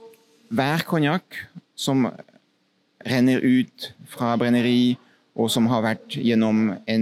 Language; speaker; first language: Norwegian; non-native, fluent; French